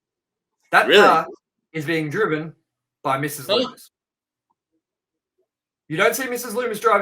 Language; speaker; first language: English; native; English